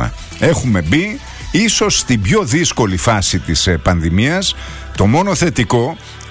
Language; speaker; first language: Greek; native; Greek